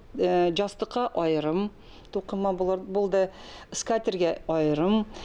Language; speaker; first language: Tatar; non-native, local second language; Russian